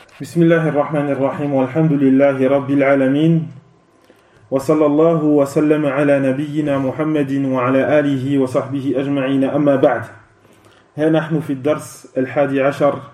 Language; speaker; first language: Arabic; non-native, fluent; French